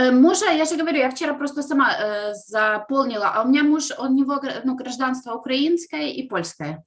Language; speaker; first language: Russian; native; Russian